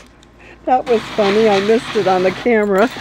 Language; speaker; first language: English; native; English